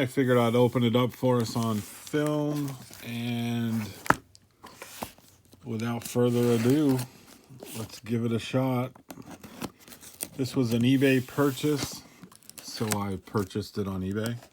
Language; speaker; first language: English; native; English